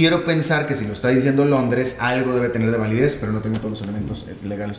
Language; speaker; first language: Spanish; native; Spanish